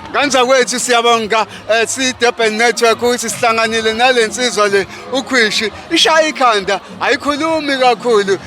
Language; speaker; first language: Zulu; native; Zulu